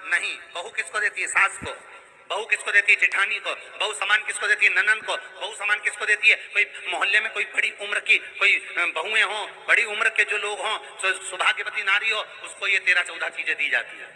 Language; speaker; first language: Hindi; native; Hindi